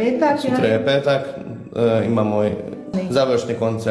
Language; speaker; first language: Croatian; non-native, local second language; Hungarian